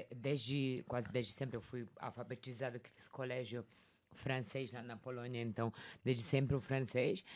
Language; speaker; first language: Portuguese; non-native, fluent; Polish